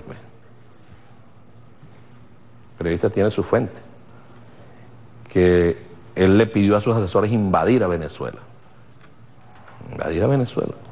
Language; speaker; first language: Spanish; native; Spanish